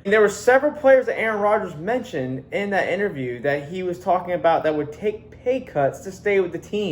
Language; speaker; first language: English; native; English